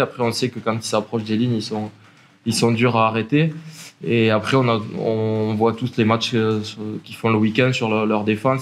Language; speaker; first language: French; native; French